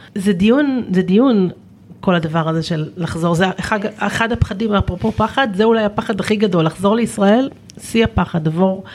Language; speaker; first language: Hebrew; native; Hebrew